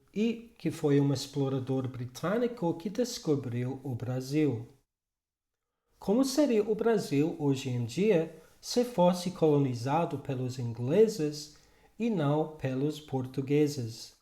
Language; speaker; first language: Portuguese; non-native, fluent; English